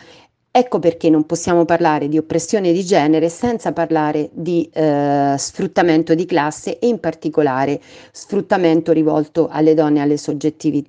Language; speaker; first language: Italian; native; Italian